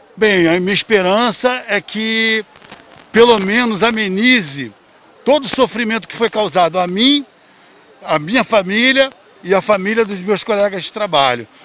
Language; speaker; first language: Portuguese; native; Portuguese